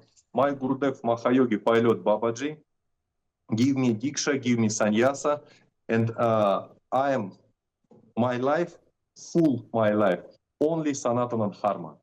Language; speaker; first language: English; non-native, learner; Russian